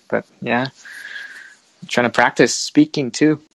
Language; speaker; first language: English; non-native, fluent; Vietnamese